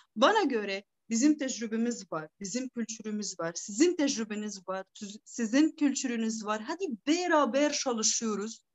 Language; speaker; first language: Turkish; non-native, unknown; Arabic